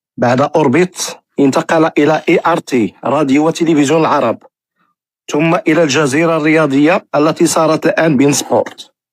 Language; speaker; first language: Arabic; native; Arabic